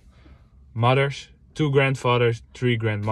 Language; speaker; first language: English; non-native, fluent; Dutch